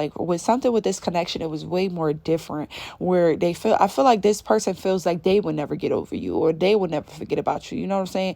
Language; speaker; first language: English; native; English